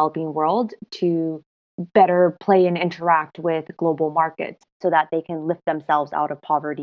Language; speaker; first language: English; non-native, local second language; Cantonese